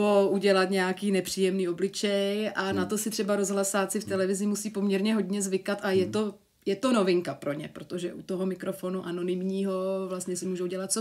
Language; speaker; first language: Czech; native; Czech